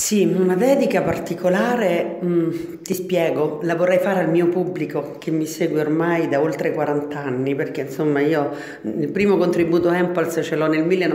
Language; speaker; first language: Italian; native; Italian